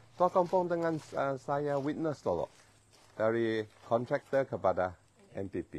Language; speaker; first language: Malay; non-native, local second language; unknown